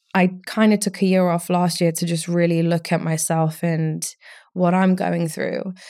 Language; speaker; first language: English; early bilingual, other home language; Romanian